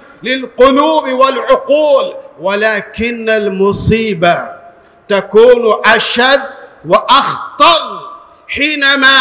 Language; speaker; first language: Arabic; non-native, fluent; Urdu